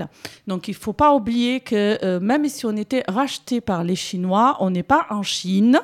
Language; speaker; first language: French; native; French